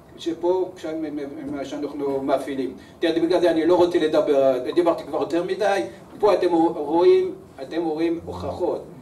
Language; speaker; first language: Hebrew; early bilingual, other home language; French